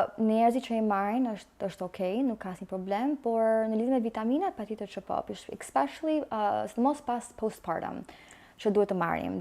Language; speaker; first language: Albanian; early bilingual, heritage; Albanian